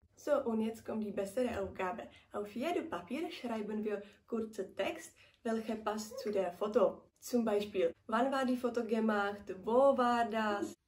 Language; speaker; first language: German; non-native, learner; Czech